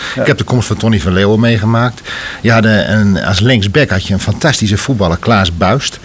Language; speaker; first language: Dutch; native; Dutch